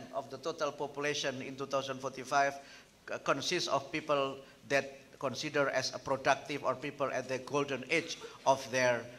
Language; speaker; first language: English; non-native, fluent; Indonesian